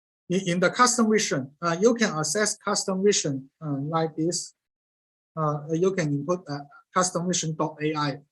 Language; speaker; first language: English; non-native, learner; Cantonese